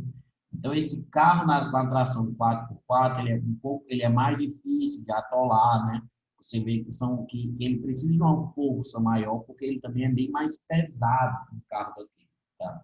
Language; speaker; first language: Portuguese; native; Portuguese